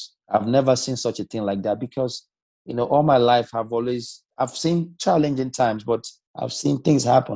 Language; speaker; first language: English; non-native, local second language; Igbo